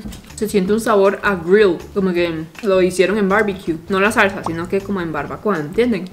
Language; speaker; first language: Spanish; native; Spanish